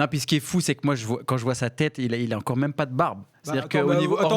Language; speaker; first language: French; native; French